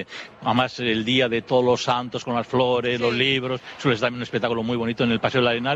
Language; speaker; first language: Spanish; native; Spanish